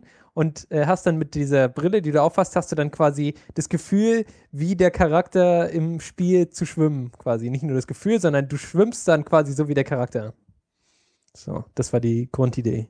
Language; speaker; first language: German; native; German